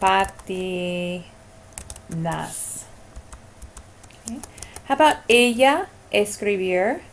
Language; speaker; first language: Spanish; non-native, fluent; English